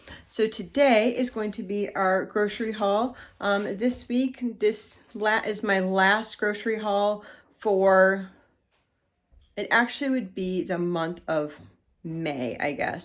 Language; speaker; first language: English; native; English